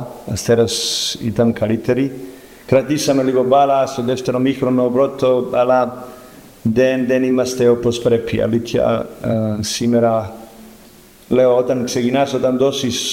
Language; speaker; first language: Greek; non-native, learner; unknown